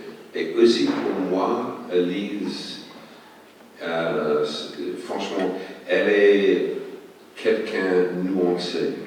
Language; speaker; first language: French; non-native, fluent; English